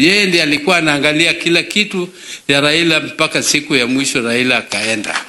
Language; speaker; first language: Swahili; non-native, local second language; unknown